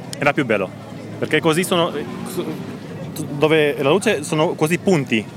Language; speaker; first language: Italian; non-native, learner; Romanian